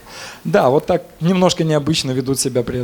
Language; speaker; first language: Russian; native; Russian